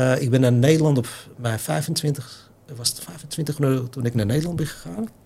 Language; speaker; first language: Dutch; non-native, fluent; Arabic